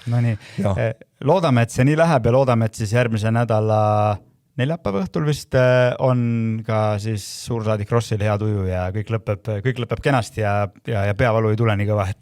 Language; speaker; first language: Estonian; native; Estonian